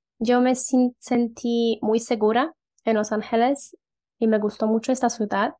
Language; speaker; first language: Spanish; non-native, fluent; Polish